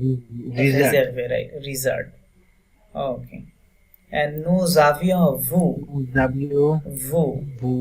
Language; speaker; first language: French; non-native, learner; Bangla